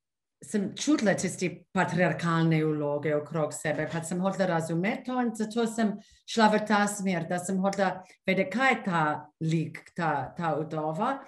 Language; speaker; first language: Slovenian; non-native, fluent; English